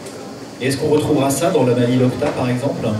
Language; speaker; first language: French; native; French